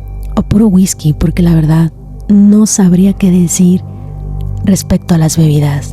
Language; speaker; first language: Spanish; native; Spanish